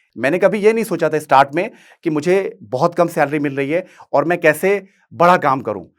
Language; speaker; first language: Hindi; native; Hindi